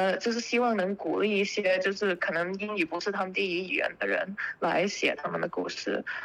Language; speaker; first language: Chinese; early bilingual, heritage; Chinese